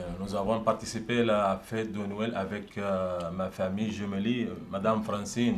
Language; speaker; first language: French; non-native, learner; Arabic